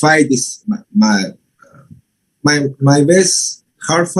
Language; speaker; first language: English; non-native, learner; Spanish